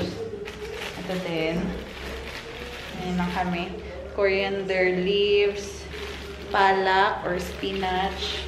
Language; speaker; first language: Filipino; non-native, local second language; Hiligaynon